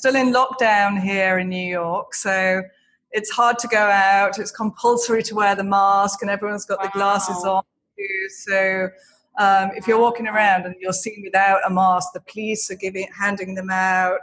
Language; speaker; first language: English; native; English